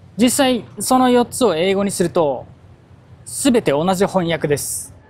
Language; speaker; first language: Japanese; native; Japanese